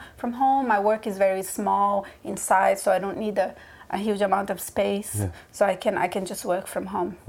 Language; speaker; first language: English; early bilingual, other home language; Portuguese